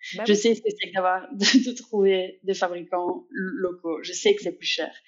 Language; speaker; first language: French; native; French